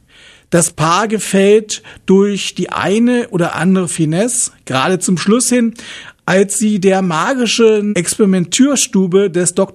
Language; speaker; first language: German; native; German